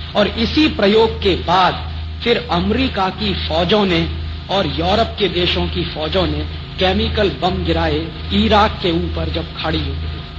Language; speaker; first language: Hindi; native; Hindi